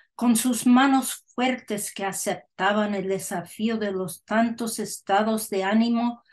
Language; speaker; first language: Spanish; early bilingual, heritage; Spanish